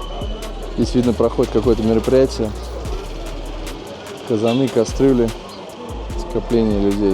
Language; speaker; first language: Russian; native; Russian